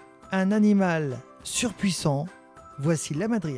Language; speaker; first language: French; native; French